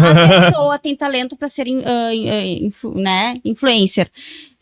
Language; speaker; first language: Portuguese; native; Portuguese